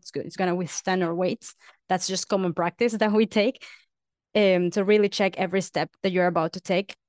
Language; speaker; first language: English; non-native, fluent; Spanish